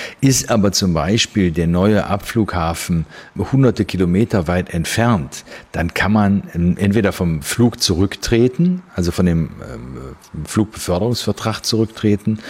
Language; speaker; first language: German; native; German